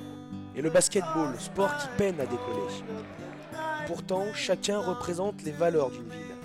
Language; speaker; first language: French; native; French